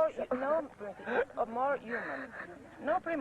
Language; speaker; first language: English; non-native, learner; French